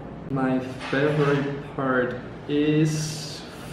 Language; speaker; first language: English; non-native, fluent; Chinese